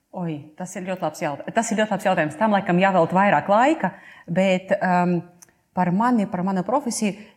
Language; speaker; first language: Latvian; non-native, local second language; Russian